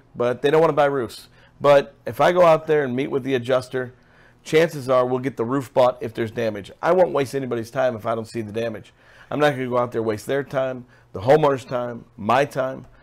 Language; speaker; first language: English; native; English